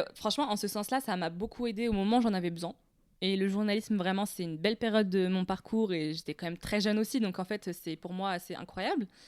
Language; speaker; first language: French; non-native, local second language; Arabic